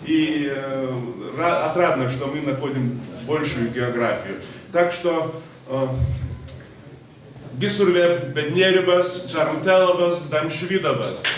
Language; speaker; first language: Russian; non-native, local second language; Georgian